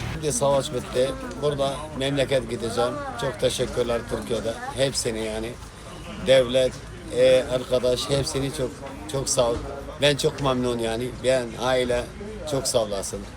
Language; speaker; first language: Turkish; non-native, learner; Arabic